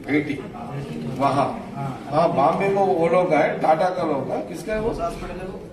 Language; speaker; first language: Hindi; non-native, local second language; Telugu